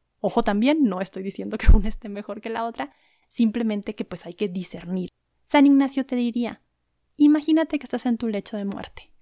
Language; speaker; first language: Spanish; native; Spanish